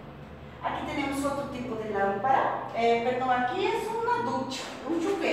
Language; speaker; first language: Portuguese; non-native, fluent; Spanish